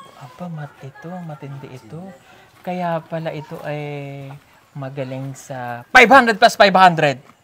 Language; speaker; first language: Filipino; native; Filipino